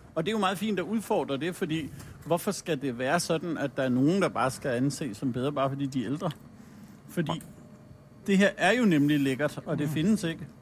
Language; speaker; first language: Danish; native; Danish